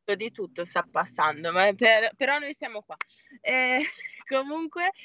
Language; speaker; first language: Italian; native; Italian